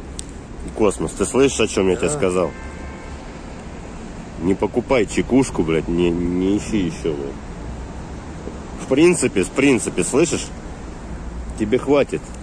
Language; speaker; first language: Russian; native; Russian